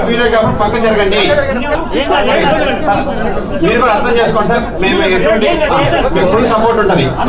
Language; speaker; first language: Telugu; native; Telugu